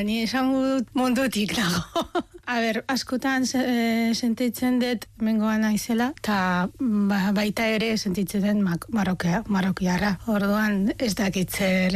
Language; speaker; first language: Basque; non-native, fluent; Arabic